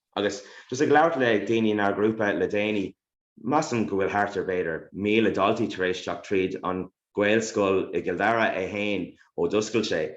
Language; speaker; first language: Irish; non-native, local second language; English